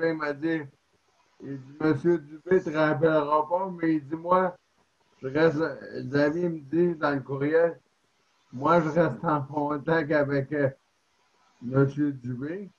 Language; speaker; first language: French; native; French